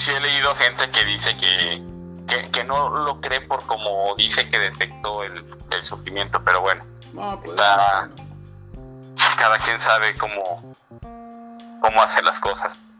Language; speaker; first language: Spanish; native; Spanish